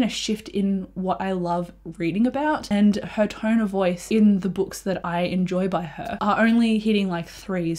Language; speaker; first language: English; native; English